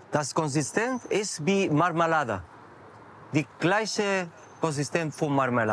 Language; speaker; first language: German; non-native, learner; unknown